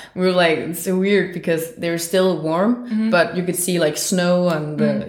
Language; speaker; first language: English; non-native, fluent; Danish